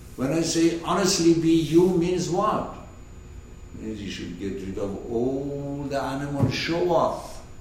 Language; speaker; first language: English; non-native, fluent; Persian